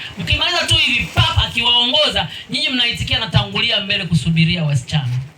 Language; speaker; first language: Swahili; native; Swahili